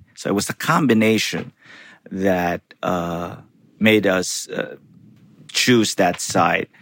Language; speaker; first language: English; non-native, local second language; Filipino